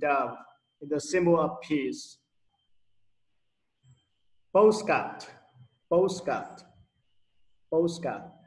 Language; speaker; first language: English; non-native, learner; Vietnamese